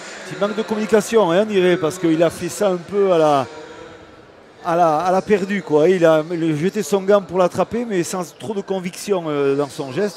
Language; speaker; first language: French; native; French